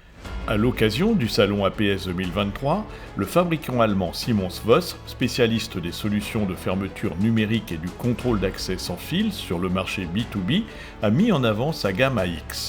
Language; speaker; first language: French; native; French